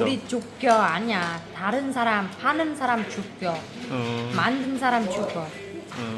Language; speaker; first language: Korean; non-native, learner; Vietnamese